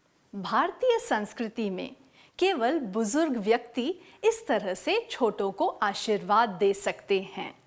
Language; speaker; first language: Hindi; native; Hindi